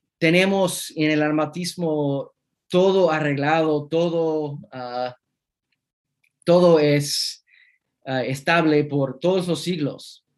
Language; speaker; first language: Spanish; non-native, fluent; English